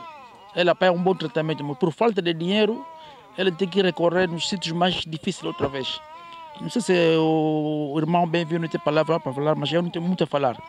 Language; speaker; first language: Portuguese; native; Portuguese